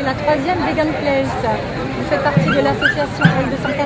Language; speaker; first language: French; native; French